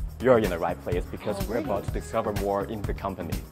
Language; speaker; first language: English; non-native, fluent; Chinese